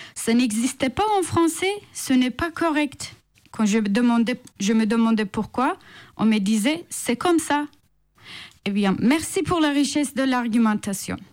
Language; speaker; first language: French; non-native, fluent; Turkish